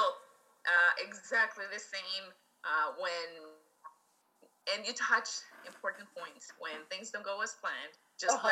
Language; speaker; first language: English; non-native, fluent; Spanish